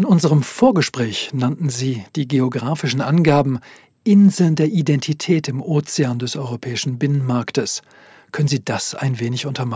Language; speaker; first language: German; native; German